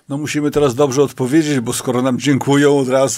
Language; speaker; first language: Polish; native; Polish